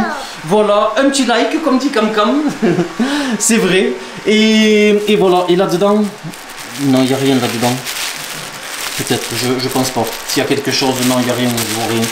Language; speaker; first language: French; native; French